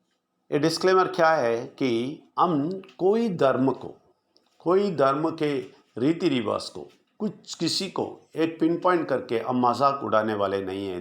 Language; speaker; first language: Hindi; non-native, local second language; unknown